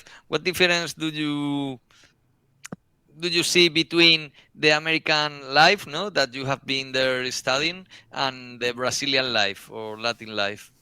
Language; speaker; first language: English; non-native, learner; Spanish